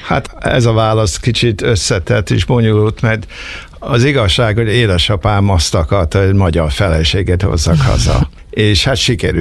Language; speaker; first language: Hungarian; early bilingual, heritage; Hungarian